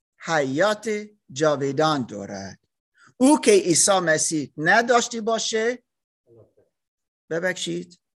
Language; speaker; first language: Persian; non-native, learner; English